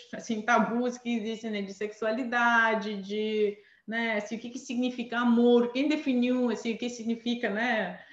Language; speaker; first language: Portuguese; non-native, fluent; Armenian